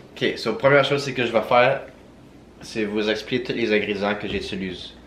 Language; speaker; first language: French; native; French